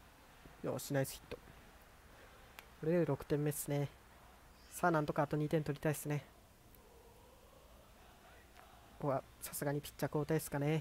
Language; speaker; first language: Japanese; native; Japanese